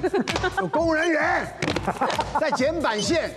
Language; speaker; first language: Chinese; native; Chinese